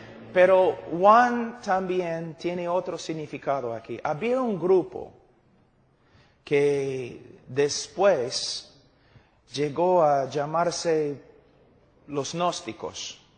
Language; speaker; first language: Spanish; non-native, fluent; English